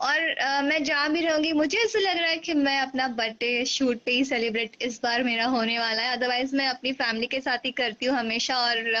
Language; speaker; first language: Hindi; native; Hindi